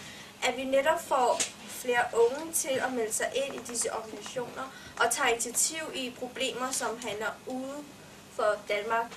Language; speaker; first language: Danish; early bilingual, other home language; Vietnamese